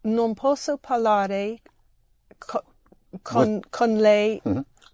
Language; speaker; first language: Italian; non-native, learner; English